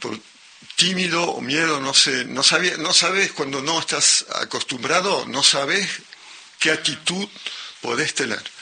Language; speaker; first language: Spanish; non-native, local second language; French